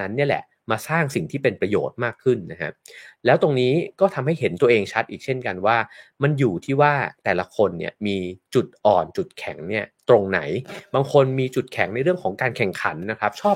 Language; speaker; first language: Thai; native; Thai